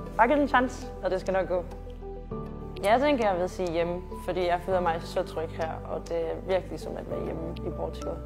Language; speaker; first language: Danish; non-native, learner; Portuguese